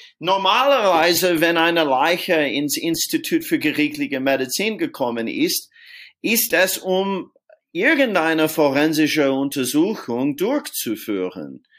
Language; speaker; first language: German; non-native, fluent; English